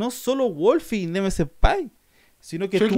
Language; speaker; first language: Spanish; native; Spanish